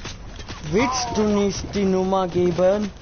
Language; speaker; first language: German; non-native, learner; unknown